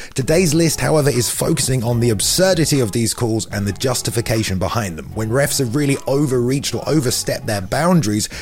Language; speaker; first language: English; native; English